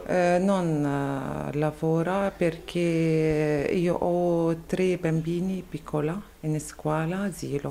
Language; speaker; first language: Italian; non-native, learner; Arabic